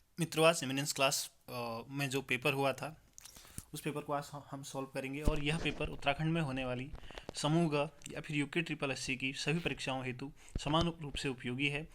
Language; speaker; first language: Hindi; native; Hindi